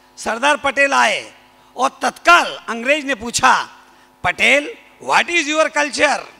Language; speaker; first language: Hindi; native; Hindi